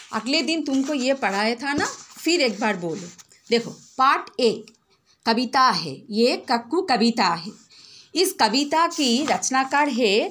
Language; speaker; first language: Hindi; non-native, local second language; Bangla